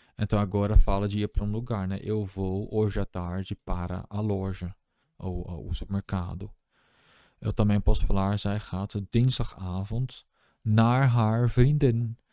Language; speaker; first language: Portuguese; non-native, fluent; Dutch